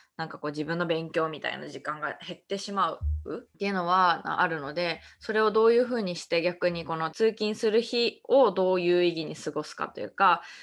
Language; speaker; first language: Japanese; early bilingual, heritage; Japanese